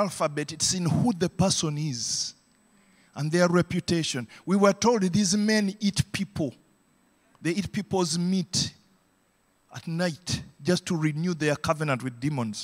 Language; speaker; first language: English; non-native, local second language; Ganda